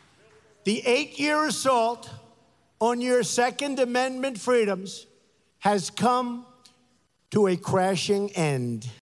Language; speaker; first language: English; native; English